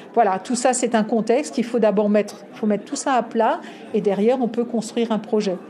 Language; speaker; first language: French; native; French